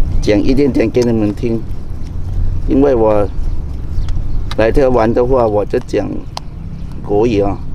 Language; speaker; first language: Chinese; non-native, learner; Thai